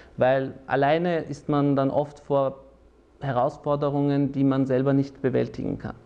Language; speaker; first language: German; early bilingual, other home language; Turkish